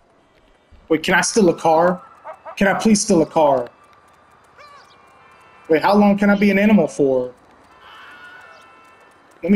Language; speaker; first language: English; native; English